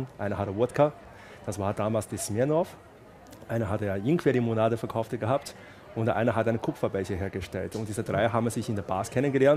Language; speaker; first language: German; non-native, fluent; Chinese